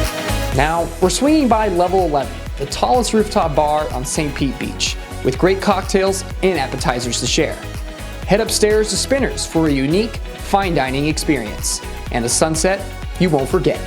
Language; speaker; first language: English; native; English